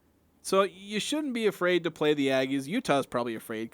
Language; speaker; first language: English; native; English